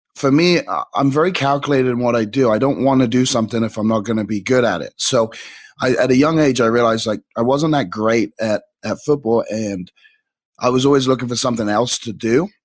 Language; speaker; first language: English; native; English